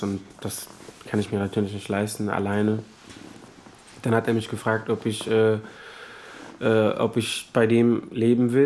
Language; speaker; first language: German; non-native, fluent; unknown